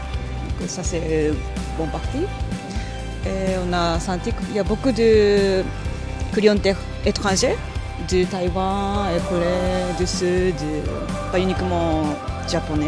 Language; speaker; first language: French; non-native, learner; Japanese